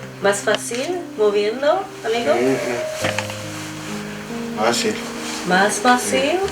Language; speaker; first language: Spanish; non-native, learner; Korean